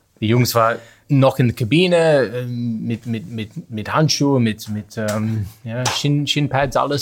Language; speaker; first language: German; non-native, learner; English